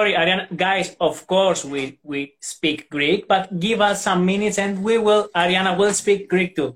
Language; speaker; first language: English; non-native, fluent; Greek